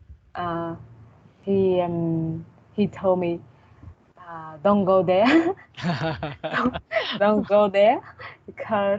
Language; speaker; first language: English; non-native, learner; Vietnamese